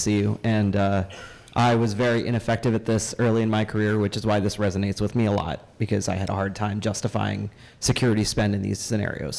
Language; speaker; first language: English; native; English